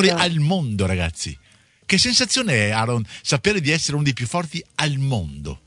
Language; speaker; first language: Italian; native; Italian